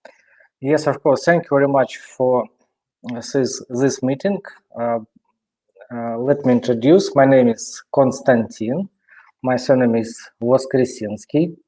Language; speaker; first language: English; non-native, learner; Russian